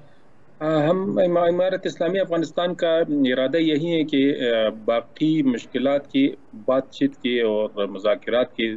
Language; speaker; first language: Hindi; non-native, learner; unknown